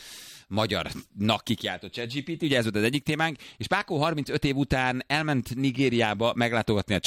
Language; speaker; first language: Hungarian; native; Hungarian